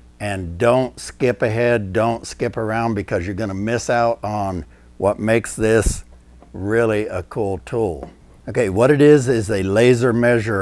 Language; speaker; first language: English; native; English